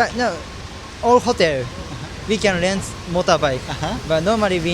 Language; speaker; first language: English; non-native, learner; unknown